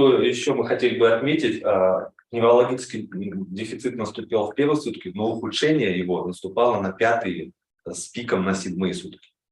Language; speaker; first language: Russian; native; Russian